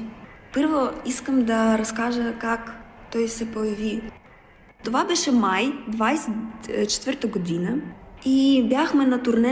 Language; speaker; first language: Bulgarian; non-native, learner; Russian